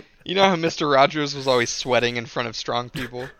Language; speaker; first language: English; native; English